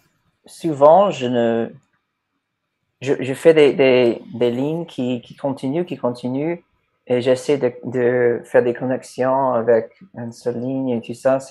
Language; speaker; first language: French; non-native, fluent; English